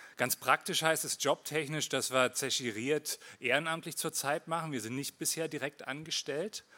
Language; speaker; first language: German; native; German